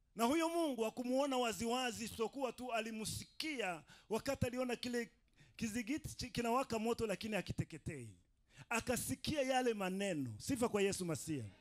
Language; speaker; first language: Swahili; non-native, local second language; Rundi